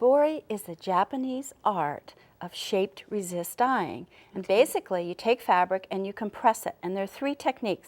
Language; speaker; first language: English; native; English